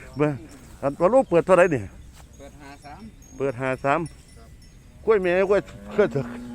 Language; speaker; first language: Thai; native; Thai